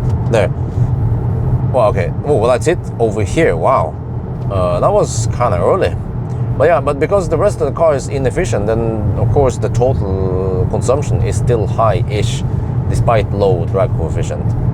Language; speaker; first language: English; non-native, fluent; Norwegian